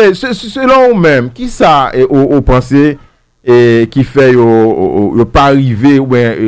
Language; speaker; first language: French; non-native, local second language; Haitian Creole